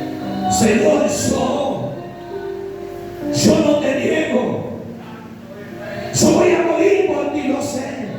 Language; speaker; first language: Spanish; native; Spanish